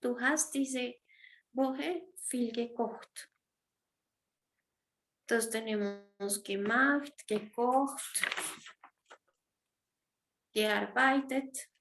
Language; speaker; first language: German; non-native, fluent; Spanish